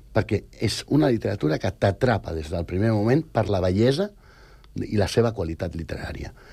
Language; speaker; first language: Catalan; non-native, local second language; Spanish